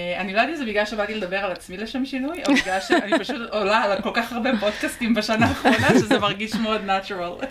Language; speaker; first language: Hebrew; native; Hebrew